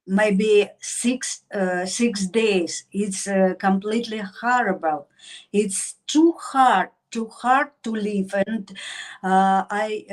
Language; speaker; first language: English; non-native, learner; Russian